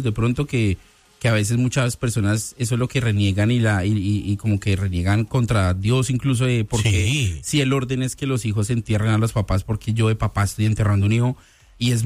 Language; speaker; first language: Spanish; native; Spanish